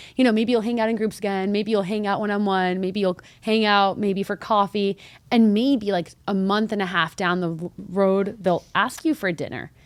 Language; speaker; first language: English; early bilingual, other home language; Arabic